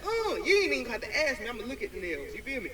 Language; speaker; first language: English; native; English